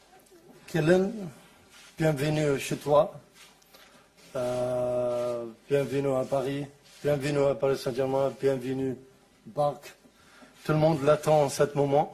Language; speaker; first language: French; non-native, learner; Arabic